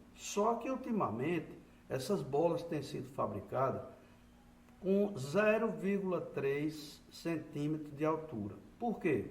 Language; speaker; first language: Portuguese; native; Portuguese